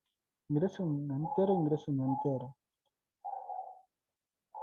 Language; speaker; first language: Spanish; native; Spanish